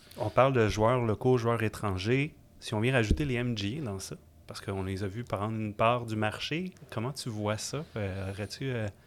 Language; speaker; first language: French; native; French